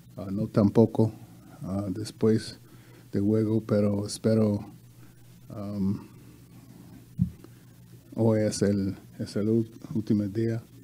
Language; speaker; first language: Spanish; non-native, learner; English